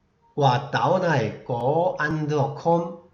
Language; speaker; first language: Vietnamese; non-native, fluent; Korean